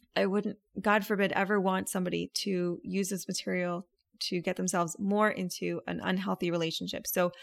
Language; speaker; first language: English; native; English